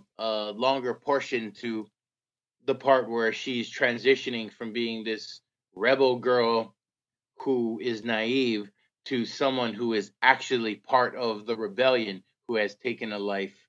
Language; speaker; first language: English; native; English